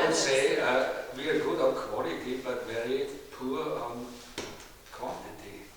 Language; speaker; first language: English; non-native, fluent; German